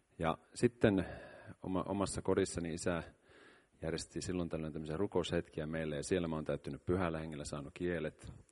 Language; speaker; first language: Finnish; native; Finnish